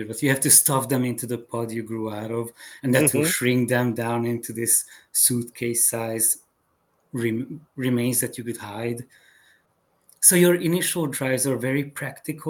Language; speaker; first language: English; non-native, fluent; Hungarian